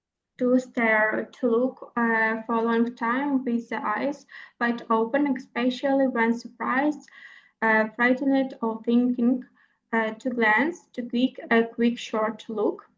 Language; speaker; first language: English; non-native, learner; Ukrainian